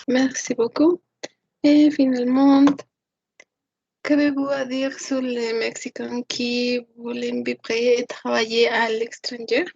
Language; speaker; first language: French; non-native, learner; Spanish